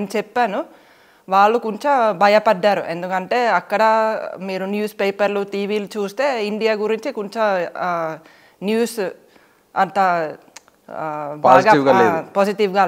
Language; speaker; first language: Telugu; non-native, fluent; Finnish